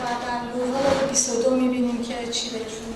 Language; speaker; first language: Persian; native; Persian